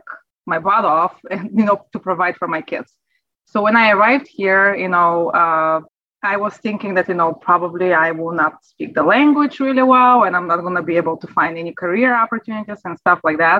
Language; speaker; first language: English; non-native, fluent; Bulgarian